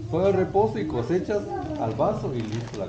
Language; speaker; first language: Spanish; native; Spanish